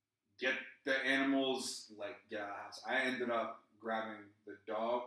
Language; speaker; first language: English; native; English